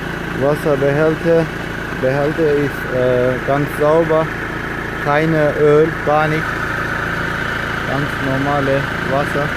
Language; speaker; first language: German; non-native, learner; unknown